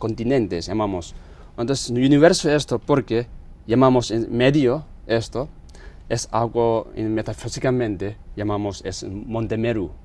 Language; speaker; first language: Spanish; non-native, learner; Tibetan